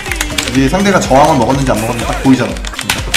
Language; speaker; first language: Korean; native; Korean